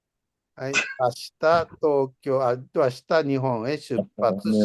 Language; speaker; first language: Japanese; non-native, fluent; Indonesian